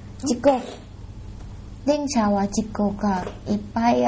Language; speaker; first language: Japanese; non-native, learner; Thai